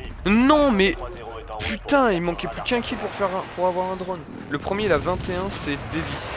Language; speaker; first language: French; native; French